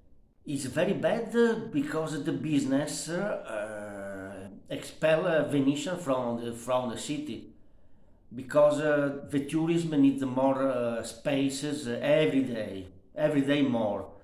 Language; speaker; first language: English; non-native, learner; Italian